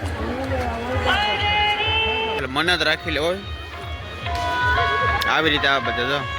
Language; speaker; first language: Gujarati; native; Gujarati